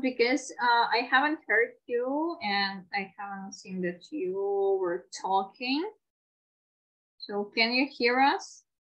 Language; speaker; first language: English; non-native, fluent; Ukrainian